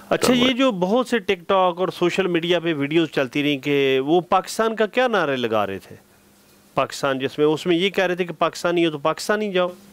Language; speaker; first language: Urdu; non-native, local second language; Punjabi